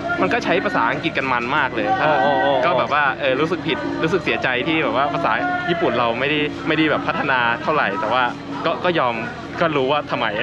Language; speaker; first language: Thai; native; Thai